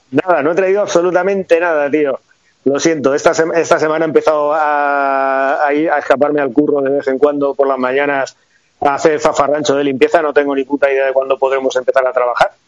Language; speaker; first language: Spanish; native; Spanish